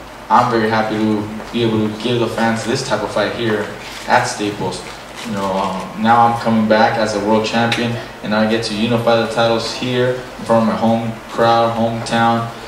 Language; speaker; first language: English; early bilingual, other home language; Spanish